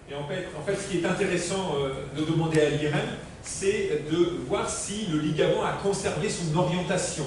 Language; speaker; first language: French; native; French